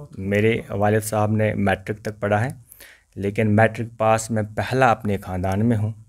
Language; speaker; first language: Urdu; non-native, local second language; Kashmiri